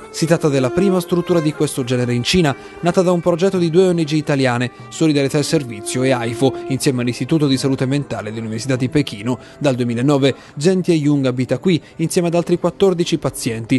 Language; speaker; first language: Italian; native; Italian